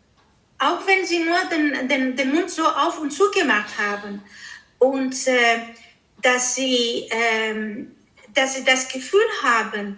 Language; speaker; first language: German; non-native, fluent; Greek